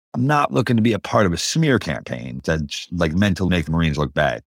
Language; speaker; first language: English; early bilingual, other home language; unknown